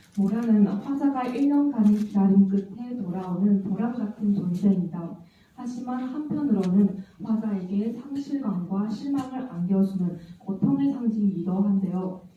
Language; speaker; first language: Korean; non-native, learner; Chinese